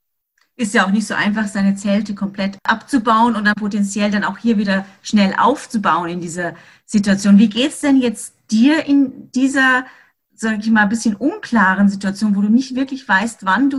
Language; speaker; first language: German; native; German